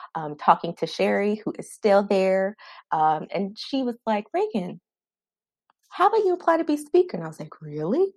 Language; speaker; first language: English; native; English